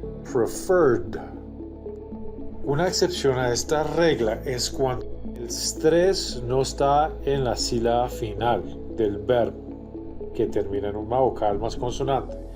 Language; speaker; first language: Spanish; non-native, fluent; English